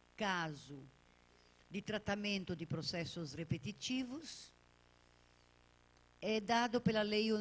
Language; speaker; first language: Portuguese; native; Portuguese